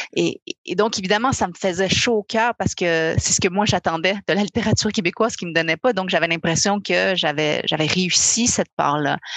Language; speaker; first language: French; early bilingual, other home language; Spanish